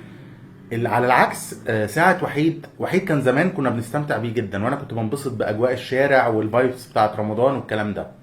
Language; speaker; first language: Arabic; native; Arabic